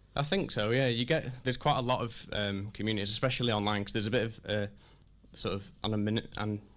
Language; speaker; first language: English; native; English